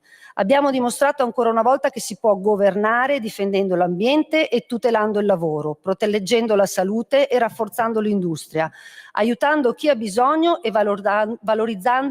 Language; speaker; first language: Italian; native; Italian